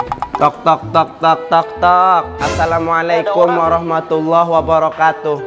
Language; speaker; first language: Indonesian; native; Indonesian